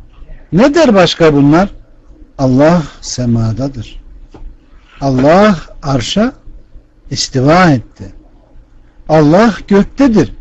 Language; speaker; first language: Turkish; native; Turkish